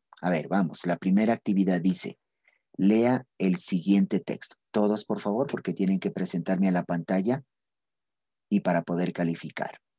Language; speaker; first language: Spanish; native; Spanish